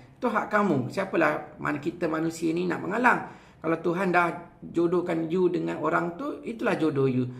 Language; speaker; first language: Malay; non-native, local second language; Tamil